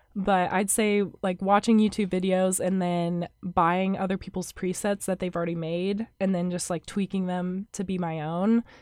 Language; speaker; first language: English; native; English